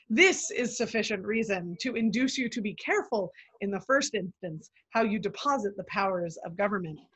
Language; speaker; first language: English; native; English